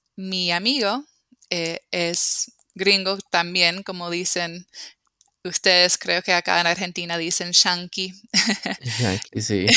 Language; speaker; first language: Spanish; non-native, fluent; English